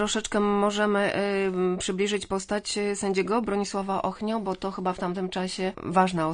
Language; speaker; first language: Polish; native; Polish